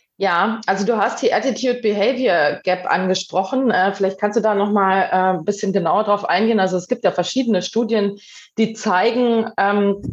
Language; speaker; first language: German; native; German